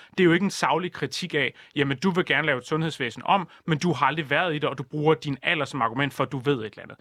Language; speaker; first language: Danish; native; Danish